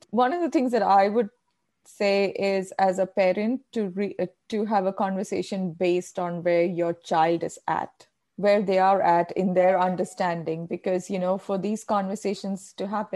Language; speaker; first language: English; non-native, local second language; Malayalam